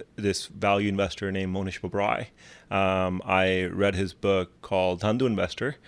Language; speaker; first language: English; non-native, local second language; Urdu